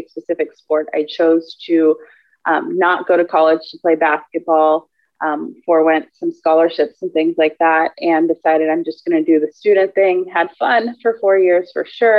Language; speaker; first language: English; native; English